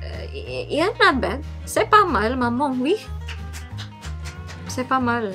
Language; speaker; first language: French; non-native, learner; Indonesian